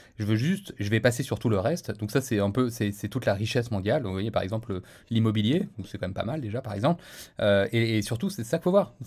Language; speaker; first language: French; native; French